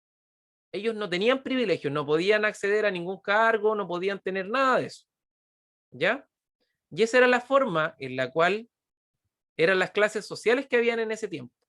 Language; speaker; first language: Spanish; native; Spanish